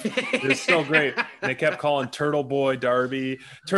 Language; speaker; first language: English; native; English